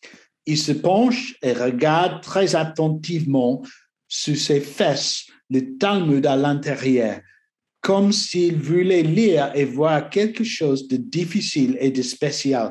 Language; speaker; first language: French; non-native, learner; English